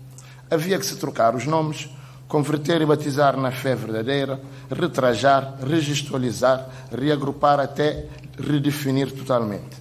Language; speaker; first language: Portuguese; non-native, local second language; Kabuverdianu